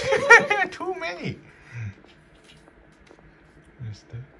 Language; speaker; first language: English; non-native, learner; Vietnamese